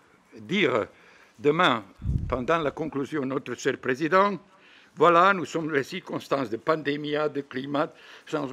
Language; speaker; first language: French; non-native, fluent; Bosnian